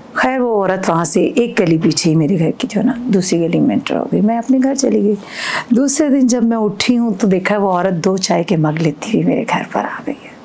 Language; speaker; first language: Urdu; non-native, local second language; Punjabi